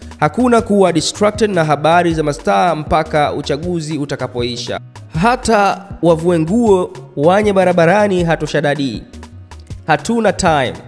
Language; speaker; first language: Swahili; native; Swahili